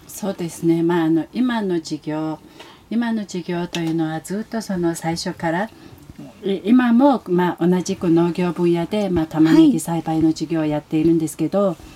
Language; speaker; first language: Japanese; non-native, fluent; Mongolian